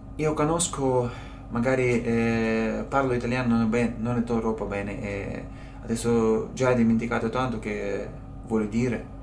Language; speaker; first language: Italian; non-native, learner; Russian